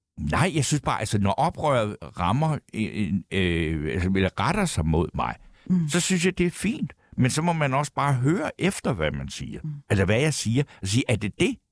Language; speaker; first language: Danish; native; Danish